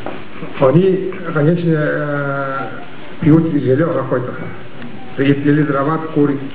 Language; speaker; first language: Russian; non-native, local second language; Tuvinian